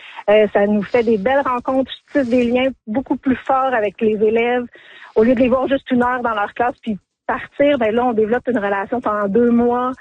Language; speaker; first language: French; native; French